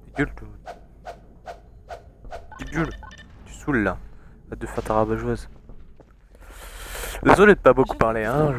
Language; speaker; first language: French; native; French